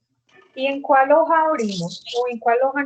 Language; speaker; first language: Spanish; native; Spanish